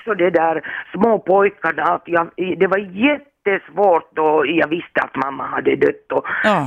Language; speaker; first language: Swedish; non-native, fluent; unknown